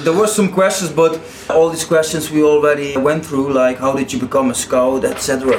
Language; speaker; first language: English; non-native, fluent; Dutch